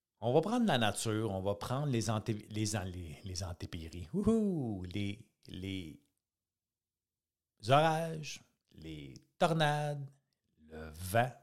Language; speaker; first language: French; native; French